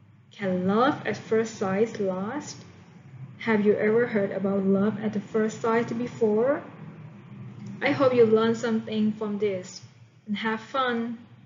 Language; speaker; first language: English; non-native, fluent; Thai